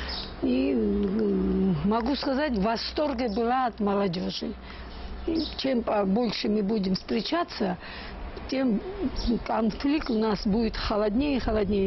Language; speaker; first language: Russian; non-native, local second language; Georgian